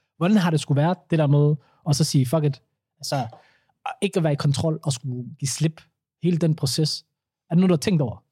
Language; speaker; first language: Danish; early bilingual, other home language; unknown